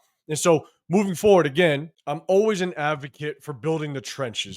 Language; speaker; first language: English; native; English